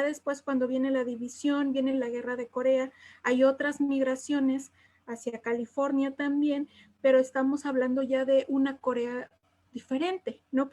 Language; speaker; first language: Spanish; native; Spanish